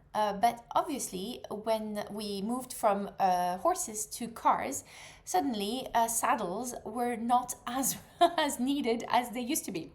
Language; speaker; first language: English; non-native, fluent; French